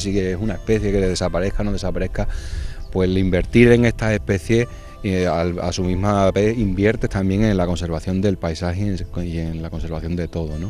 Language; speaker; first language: Spanish; native; Spanish